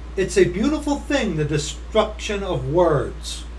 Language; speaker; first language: English; native; English